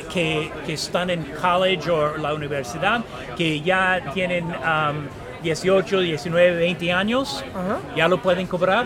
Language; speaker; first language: Spanish; non-native, fluent; English